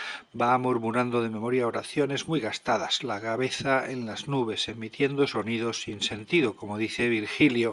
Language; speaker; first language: Spanish; native; Spanish